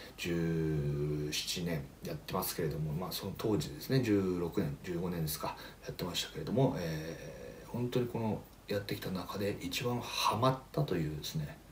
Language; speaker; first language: Japanese; native; Japanese